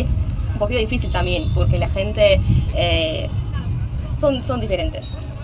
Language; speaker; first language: Spanish; non-native, fluent; Russian